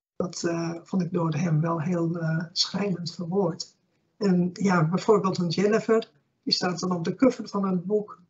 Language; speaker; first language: Dutch; native; Dutch